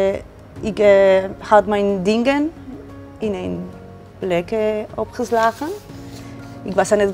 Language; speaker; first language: Dutch; non-native, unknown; Spanish